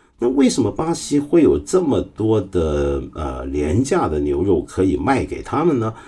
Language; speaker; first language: Chinese; non-native, local second language; Cantonese